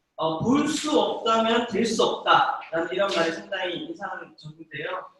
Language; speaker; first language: Korean; native; Korean